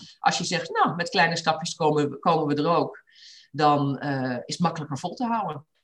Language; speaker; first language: Dutch; native; Dutch